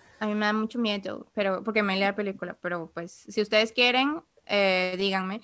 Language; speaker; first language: Spanish; native; Spanish